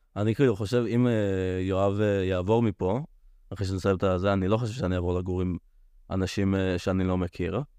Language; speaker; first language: Hebrew; native; Hebrew